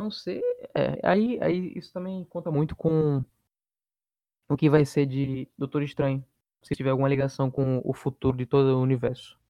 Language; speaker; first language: Portuguese; native; Portuguese